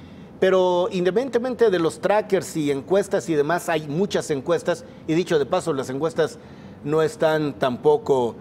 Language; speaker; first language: Spanish; native; Spanish